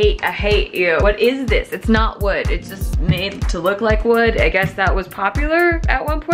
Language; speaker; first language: English; native; English